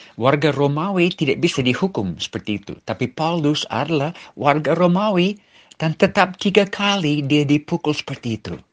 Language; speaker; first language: Malay; non-native, fluent; English